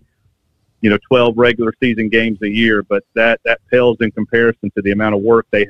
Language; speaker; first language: English; native; English